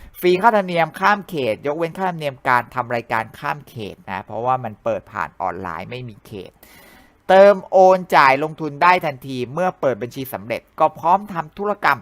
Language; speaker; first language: Thai; native; Thai